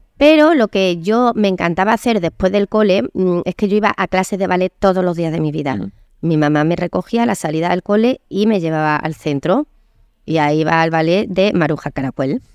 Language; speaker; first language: Spanish; native; Spanish